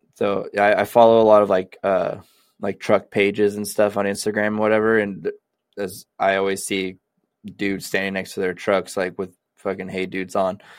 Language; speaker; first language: English; native; English